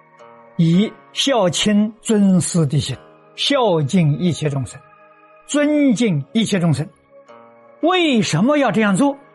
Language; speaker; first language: Chinese; native; Chinese